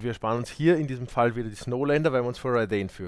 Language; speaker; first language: German; native; German